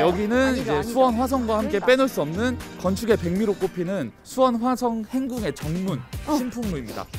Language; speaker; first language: Korean; native; Korean